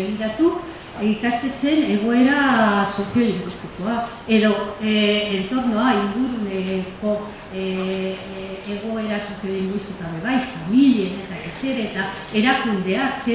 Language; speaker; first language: Basque; native; Basque